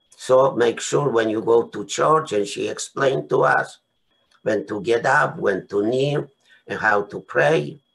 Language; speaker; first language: English; non-native, fluent; Polish